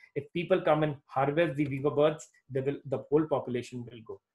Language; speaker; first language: English; non-native, local second language; Hindi